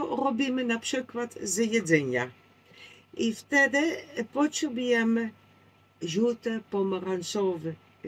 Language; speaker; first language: Polish; non-native, learner; Dutch